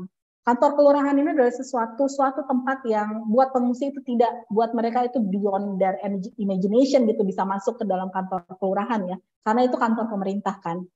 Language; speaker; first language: Indonesian; native; Indonesian